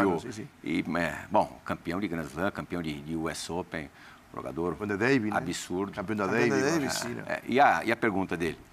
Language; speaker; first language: Portuguese; non-native, learner; Spanish